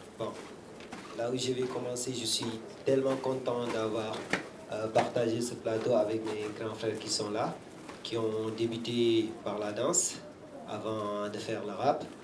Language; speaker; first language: French; non-native, local second language; Wolof